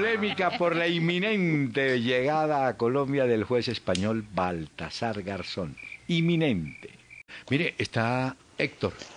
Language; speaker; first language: Spanish; native; Spanish